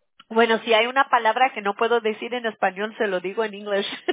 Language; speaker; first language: Spanish; early bilingual, other home language; English